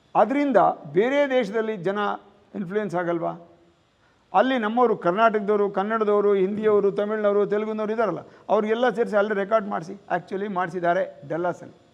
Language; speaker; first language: Kannada; native; Kannada